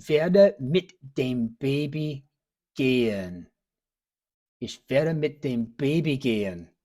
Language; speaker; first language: German; early bilingual, heritage; English